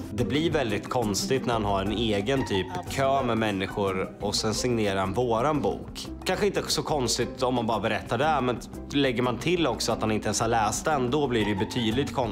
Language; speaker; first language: Swedish; native; Swedish